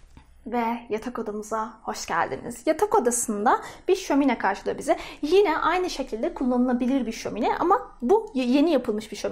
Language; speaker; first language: Turkish; native; Turkish